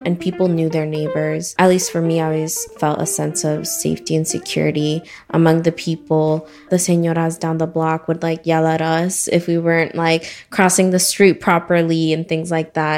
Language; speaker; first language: English; early bilingual, other home language; Spanish